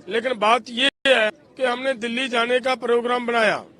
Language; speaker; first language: Hindi; non-native, local second language; Punjabi